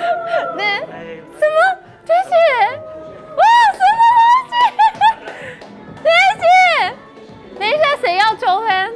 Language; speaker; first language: Chinese; non-native, fluent; Japanese